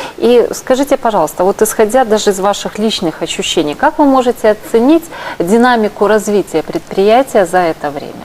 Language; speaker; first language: Russian; native; Russian